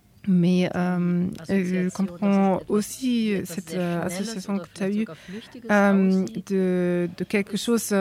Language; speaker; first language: French; non-native, fluent; German